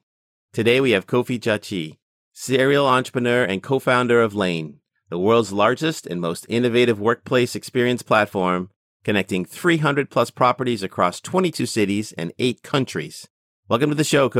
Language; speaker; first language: English; native; English